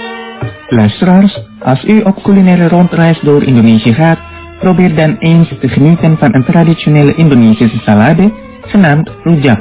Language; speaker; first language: Dutch; non-native, fluent; Indonesian